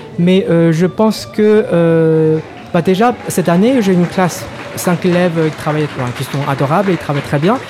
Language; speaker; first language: French; non-native, fluent; Chinese